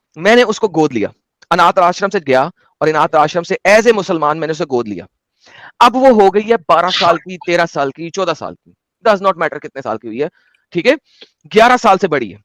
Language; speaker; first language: Hindi; native; Hindi